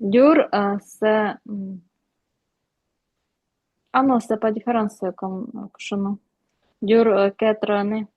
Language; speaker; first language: French; non-native, learner; Ukrainian